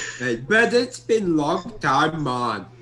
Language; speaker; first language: English; native; English